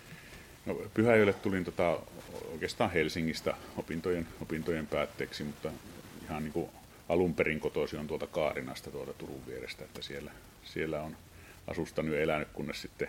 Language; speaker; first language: Finnish; native; Finnish